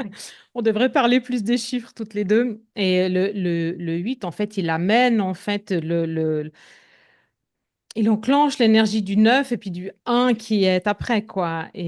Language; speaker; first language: French; native; French